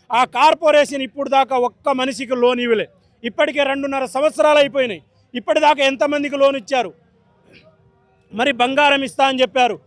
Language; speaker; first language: Telugu; non-native, local second language; Lambadi